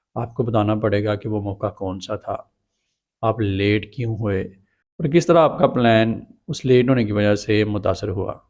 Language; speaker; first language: Urdu; native; Urdu